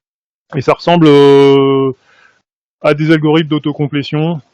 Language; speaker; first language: French; native; French